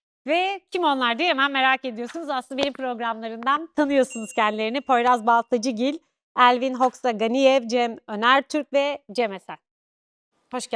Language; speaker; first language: Turkish; native; Turkish